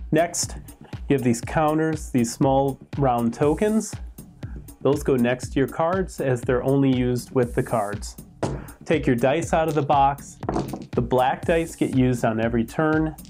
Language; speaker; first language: English; native; English